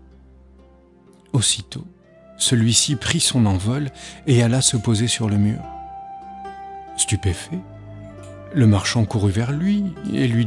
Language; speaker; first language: French; native; French